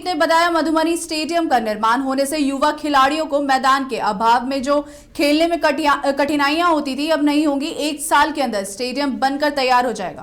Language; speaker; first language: Hindi; native; Hindi